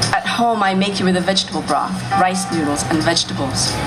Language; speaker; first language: English; early bilingual, other home language; Vietnamese